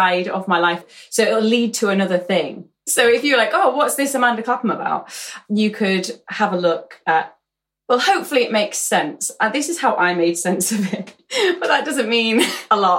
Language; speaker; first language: English; native; English